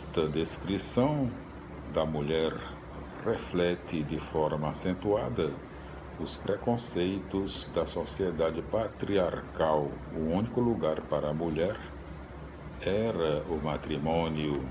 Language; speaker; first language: Portuguese; native; Portuguese